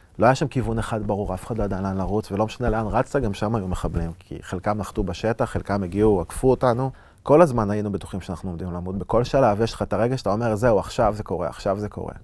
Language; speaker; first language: Hebrew; native; Hebrew